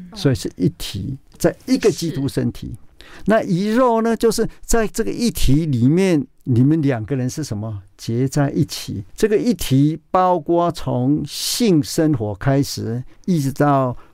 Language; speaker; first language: Chinese; non-native, local second language; Min Nan Chinese